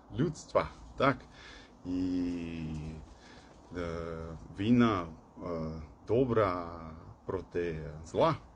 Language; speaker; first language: Ukrainian; non-native, learner; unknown